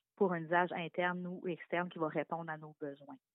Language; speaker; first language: French; native; French